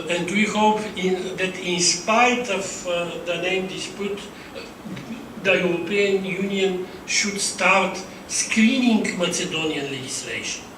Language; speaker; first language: English; non-native, fluent; Bulgarian